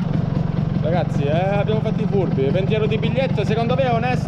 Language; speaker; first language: Italian; native; Italian